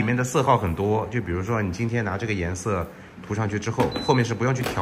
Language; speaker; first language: Chinese; native; Chinese